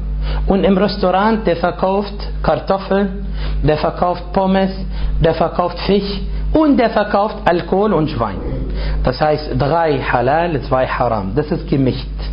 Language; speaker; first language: German; non-native, fluent; Arabic